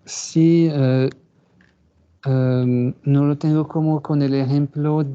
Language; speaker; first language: Spanish; non-native, fluent; French